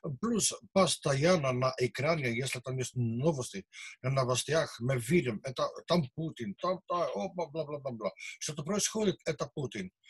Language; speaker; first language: Russian; non-native, learner; Dutch